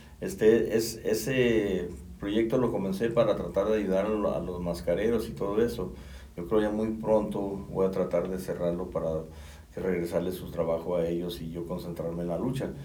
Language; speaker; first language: Spanish; native; Spanish